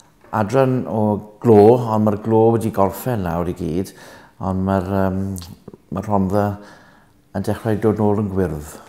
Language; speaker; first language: Welsh; non-native, local second language; English